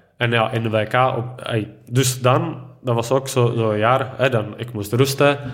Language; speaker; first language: Dutch; non-native, fluent; Czech